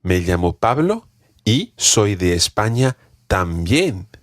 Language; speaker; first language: Spanish; non-native, fluent; English